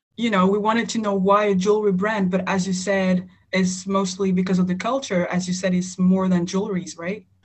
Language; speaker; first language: English; non-native, fluent; French